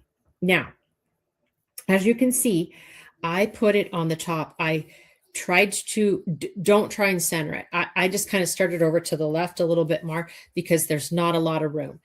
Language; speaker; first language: English; native; English